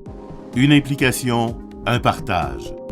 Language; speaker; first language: French; native; French